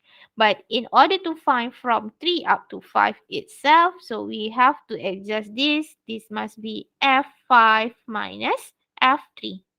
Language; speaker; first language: English; non-native, local second language; Malay